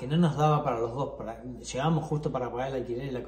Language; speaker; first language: Spanish; native; Spanish